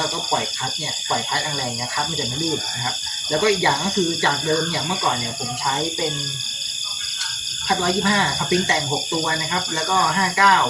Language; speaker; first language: Thai; native; Thai